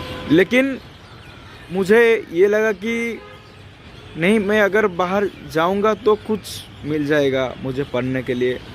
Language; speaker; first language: Hindi; non-native, local second language; Odia